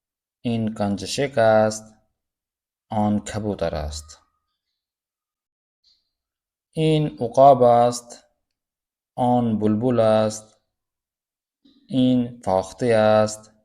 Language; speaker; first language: Persian; non-native, fluent; Urdu